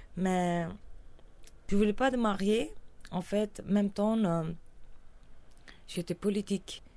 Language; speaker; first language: French; non-native, learner; Kurdish